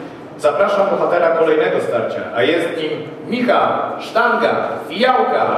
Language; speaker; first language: Polish; native; Polish